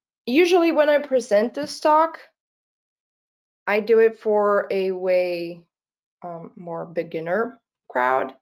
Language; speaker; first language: English; non-native, fluent; Portuguese